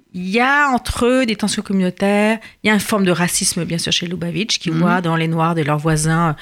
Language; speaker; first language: French; native; French